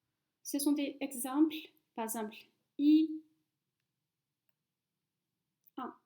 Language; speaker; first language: French; non-native, fluent; Chinese